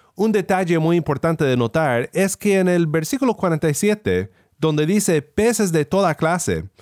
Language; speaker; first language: Spanish; native; Spanish